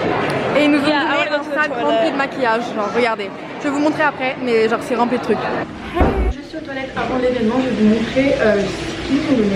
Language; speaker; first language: French; native; French